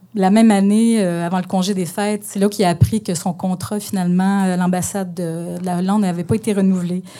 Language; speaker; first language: French; native; French